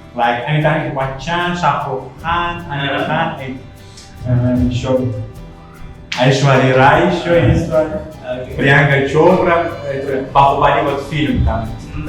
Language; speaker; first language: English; non-native, learner; Russian